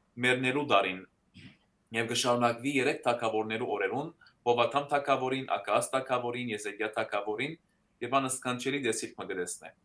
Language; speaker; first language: Armenian; early bilingual, heritage; Armenian